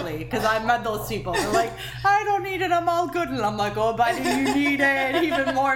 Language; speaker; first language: English; non-native, fluent; Hebrew